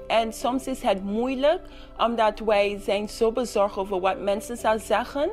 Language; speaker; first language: Dutch; non-native, local second language; English